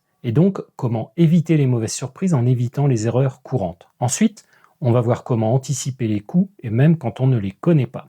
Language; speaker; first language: French; native; French